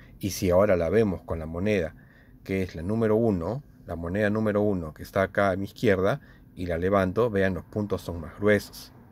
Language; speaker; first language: Spanish; native; Spanish